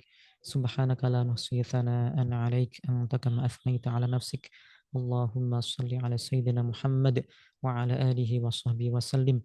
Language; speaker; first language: Arabic; non-native, fluent; Indonesian